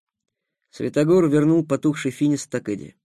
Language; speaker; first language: Russian; native; Russian